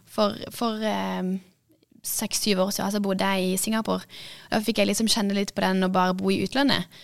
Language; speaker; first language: Norwegian; native; Norwegian